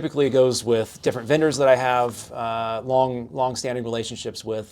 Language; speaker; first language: English; native; English